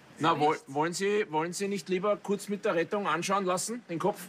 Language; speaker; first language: German; native; German